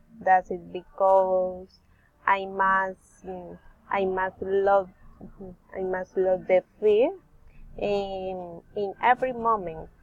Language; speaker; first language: English; non-native, learner; Spanish